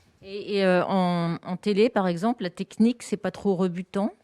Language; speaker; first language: French; native; French